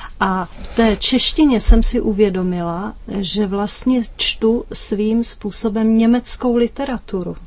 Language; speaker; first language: Czech; native; Czech